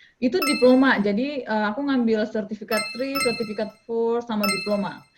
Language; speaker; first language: Indonesian; native; Indonesian